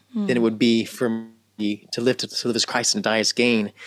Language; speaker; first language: English; native; English